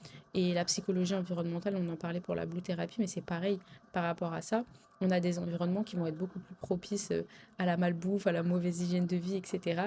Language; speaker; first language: French; native; French